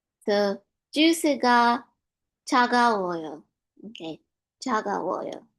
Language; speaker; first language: Korean; non-native, learner; English